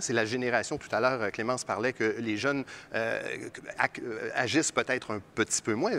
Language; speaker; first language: French; native; French